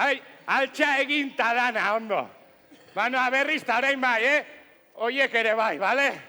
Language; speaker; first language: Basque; non-native, local second language; Spanish